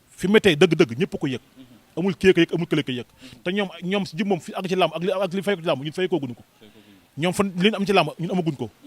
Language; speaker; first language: Wolof; native; Wolof